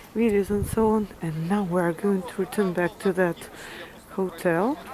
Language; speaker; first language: English; non-native, fluent; Russian